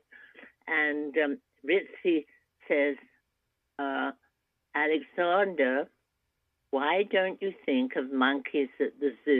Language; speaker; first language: English; native; English